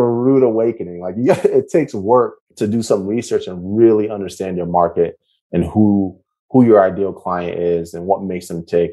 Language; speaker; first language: English; native; English